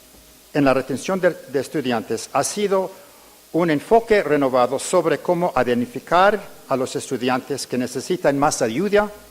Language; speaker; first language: Spanish; early bilingual, heritage; English